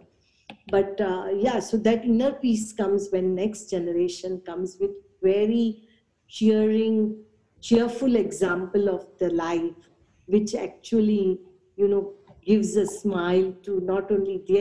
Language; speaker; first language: English; non-native, local second language; Gujarati